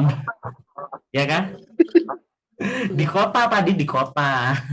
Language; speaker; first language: Indonesian; native; Indonesian